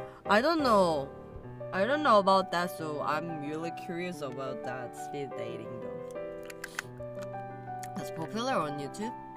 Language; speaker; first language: English; non-native, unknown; Korean